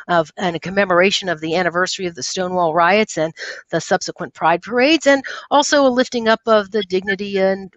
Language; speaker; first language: English; native; English